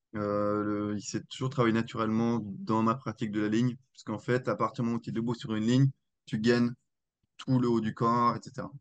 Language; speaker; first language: French; native; French